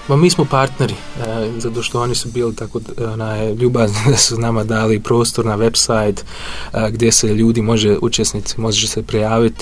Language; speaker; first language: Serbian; non-native, fluent; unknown